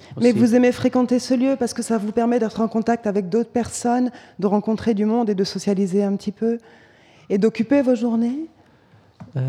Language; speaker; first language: French; native; French